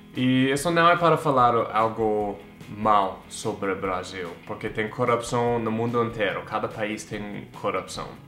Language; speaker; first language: Portuguese; non-native, fluent; English